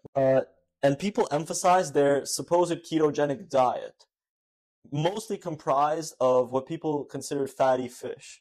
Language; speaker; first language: English; native; English